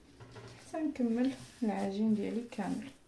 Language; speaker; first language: Arabic; native; Arabic